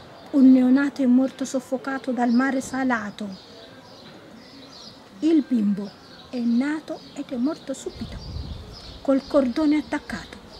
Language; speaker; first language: Italian; non-native, fluent; Tigrinya